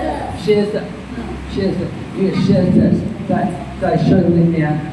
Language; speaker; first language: Chinese; non-native, fluent; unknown